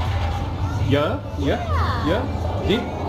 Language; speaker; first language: Thai; non-native, learner; English